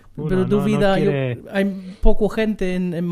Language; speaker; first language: Spanish; non-native, learner; German